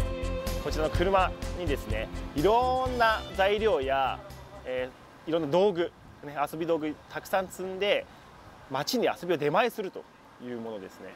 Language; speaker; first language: Japanese; native; Japanese